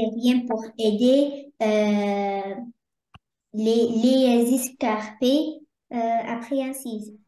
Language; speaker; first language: French; non-native, learner; Arabic